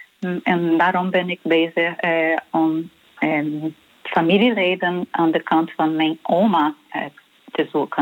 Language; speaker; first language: Dutch; non-native, learner; Portuguese